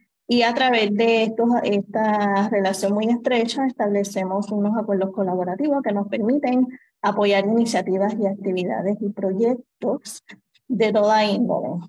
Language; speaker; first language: Spanish; native; Spanish